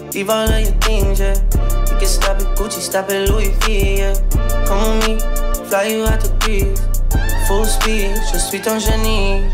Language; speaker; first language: German; early bilingual, other home language; Greek